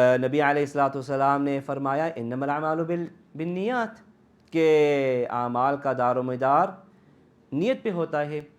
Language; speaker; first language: Urdu; early bilingual, heritage; Urdu